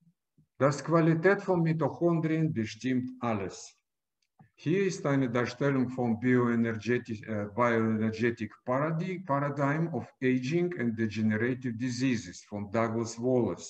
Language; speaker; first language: German; non-native, fluent; Russian